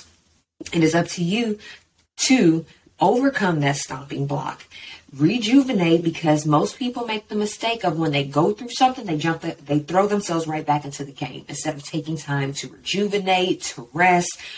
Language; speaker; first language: English; native; English